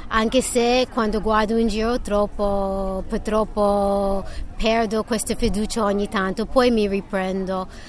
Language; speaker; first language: Italian; non-native, fluent; English